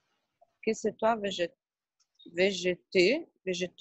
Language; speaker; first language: French; non-native, learner; Portuguese